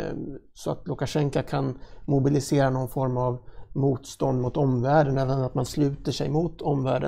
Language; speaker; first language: Swedish; native; Swedish